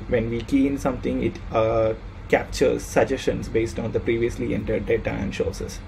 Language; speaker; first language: English; non-native, local second language; Malayalam